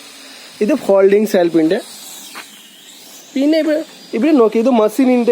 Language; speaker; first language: Malayalam; non-native, learner; Hindi